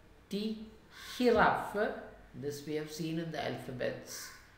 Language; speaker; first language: English; non-native, local second language; Tamil